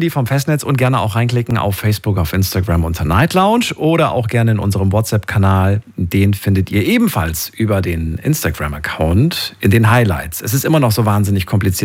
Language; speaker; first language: German; native; German